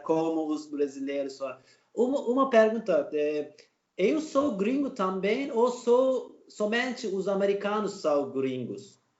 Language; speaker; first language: Portuguese; non-native, learner; Turkish